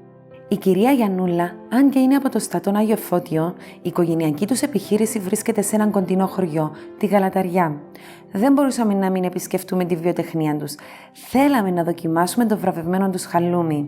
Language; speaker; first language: Greek; native; Greek